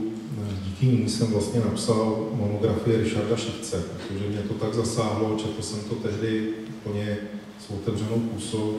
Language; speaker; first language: Czech; native; Czech